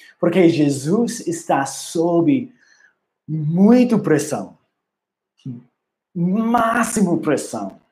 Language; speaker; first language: Portuguese; non-native, learner; English